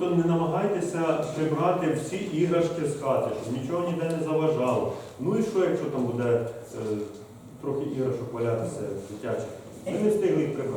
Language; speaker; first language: Ukrainian; native; Ukrainian